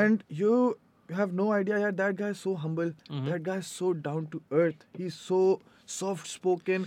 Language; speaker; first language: English; non-native, local second language; Hindi